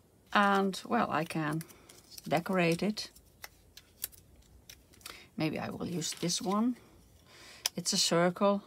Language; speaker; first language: English; non-native, fluent; Dutch